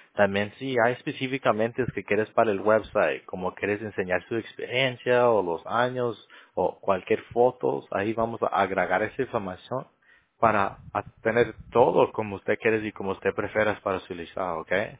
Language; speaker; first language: Spanish; early bilingual, heritage; Spanish